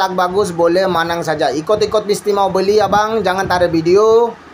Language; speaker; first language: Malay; non-native, learner; Bangla